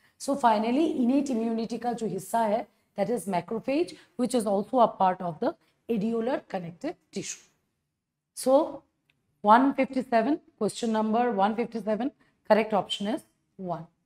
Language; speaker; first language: English; non-native, local second language; Assamese